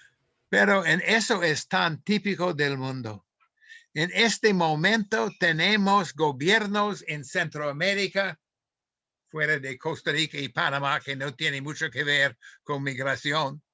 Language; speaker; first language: Spanish; non-native, fluent; English